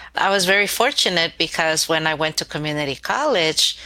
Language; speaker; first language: English; early bilingual, other home language; Spanish